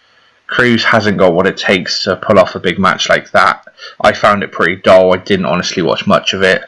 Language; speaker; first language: English; native; English